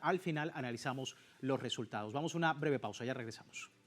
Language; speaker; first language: Spanish; native; Spanish